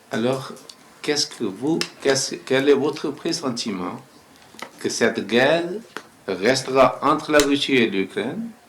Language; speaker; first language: French; non-native, learner; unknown